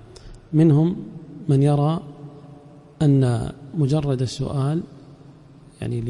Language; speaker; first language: Arabic; native; Arabic